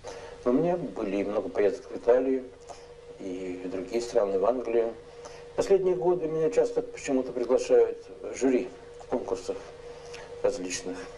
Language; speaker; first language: Russian; native; Russian